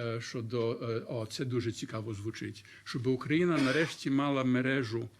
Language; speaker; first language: Ukrainian; early bilingual, heritage; Ukrainian